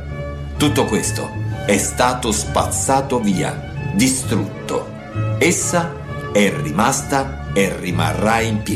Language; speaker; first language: Italian; native; Italian